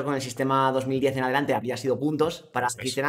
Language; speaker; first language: Spanish; native; Spanish